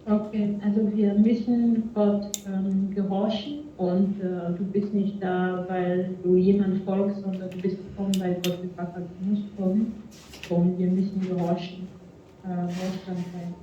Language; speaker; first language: German; non-native, fluent; French